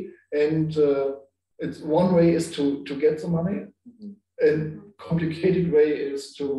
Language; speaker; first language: English; non-native, learner; German